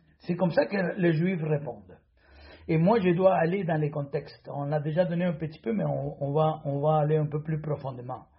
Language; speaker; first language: French; non-native, fluent; Spanish